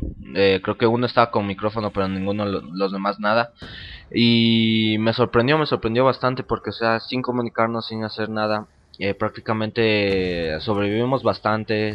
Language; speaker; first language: Spanish; native; Spanish